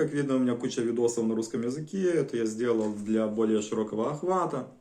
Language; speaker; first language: Russian; non-native, local second language; Ukrainian